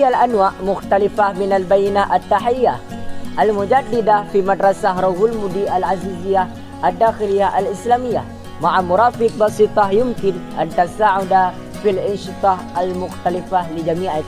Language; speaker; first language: Arabic; non-native, learner; Indonesian